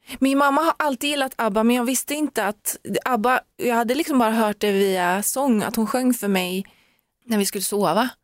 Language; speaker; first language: Swedish; early bilingual, other home language; Persian